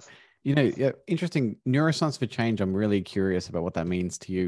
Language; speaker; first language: English; native; English